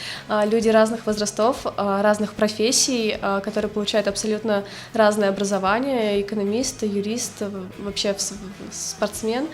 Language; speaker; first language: Russian; native; Russian